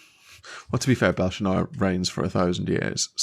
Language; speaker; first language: English; native; English